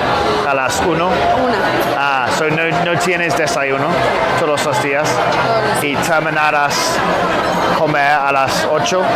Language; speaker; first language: Spanish; non-native, learner; English